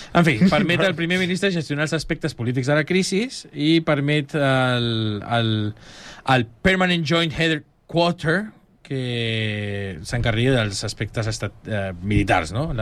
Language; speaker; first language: Catalan; native; Catalan